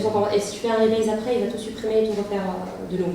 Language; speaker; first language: French; native; French